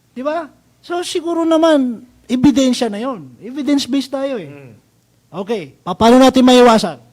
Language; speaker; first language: Filipino; non-native, local second language; Maranao